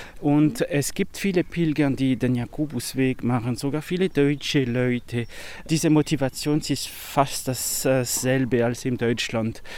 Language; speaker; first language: German; non-native, fluent; French